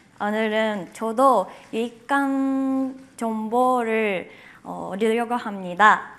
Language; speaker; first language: Korean; non-native, learner; Japanese